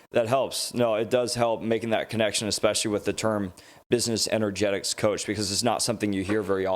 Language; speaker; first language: English; native; English